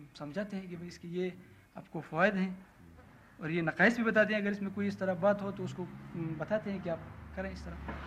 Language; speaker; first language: Urdu; non-native, local second language; Pashto